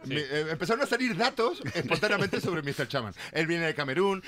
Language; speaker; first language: Spanish; native; Spanish